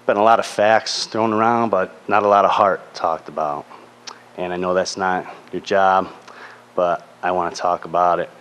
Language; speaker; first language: English; native; English